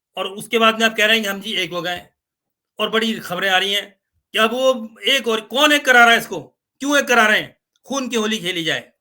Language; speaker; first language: Urdu; native; Urdu